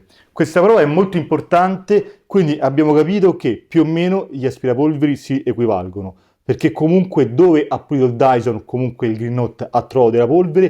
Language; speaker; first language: Italian; native; Italian